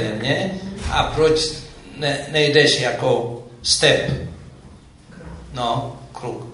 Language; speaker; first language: Czech; non-native, fluent; Amharic